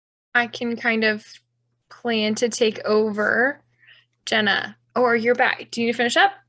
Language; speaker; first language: English; native; English